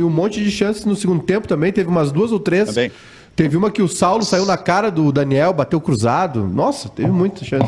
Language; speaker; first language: Portuguese; native; Portuguese